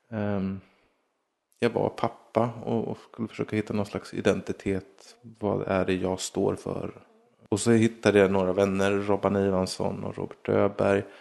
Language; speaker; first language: Swedish; native; Swedish